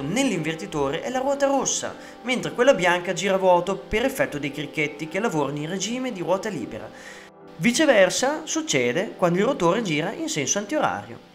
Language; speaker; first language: Italian; native; Italian